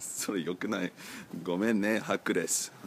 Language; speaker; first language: Japanese; non-native, learner; English